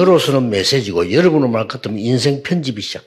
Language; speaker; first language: Korean; native; Korean